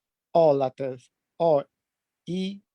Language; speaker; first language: Spanish; early bilingual, heritage; Spanish